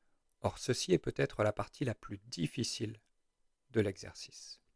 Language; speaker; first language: French; native; French